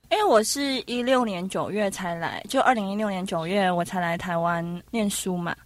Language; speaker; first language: Chinese; native; Chinese